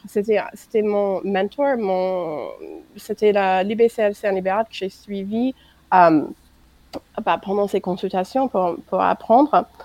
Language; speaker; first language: French; non-native, fluent; English